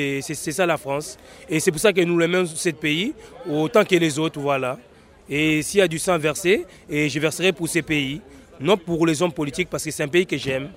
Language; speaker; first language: French; early bilingual, other home language; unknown